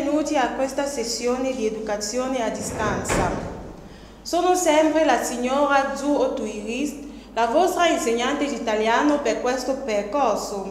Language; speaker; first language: Italian; non-native, fluent; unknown